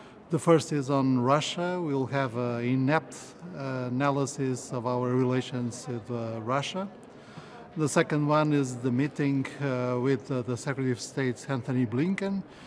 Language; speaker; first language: English; non-native, fluent; Portuguese